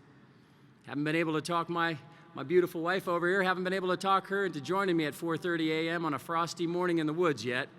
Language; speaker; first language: English; native; English